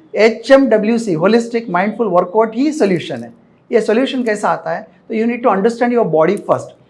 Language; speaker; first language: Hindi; non-native, local second language; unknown